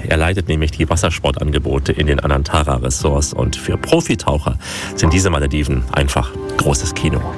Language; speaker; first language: German; native; German